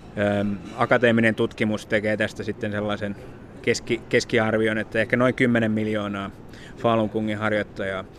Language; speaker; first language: Finnish; native; Finnish